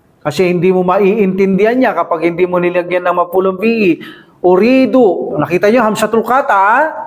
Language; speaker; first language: Filipino; native; Filipino